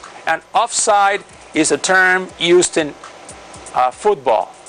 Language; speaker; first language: English; non-native, fluent; Spanish